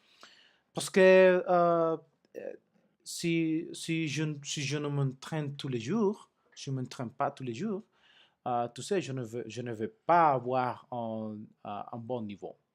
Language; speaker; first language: French; non-native, learner; Spanish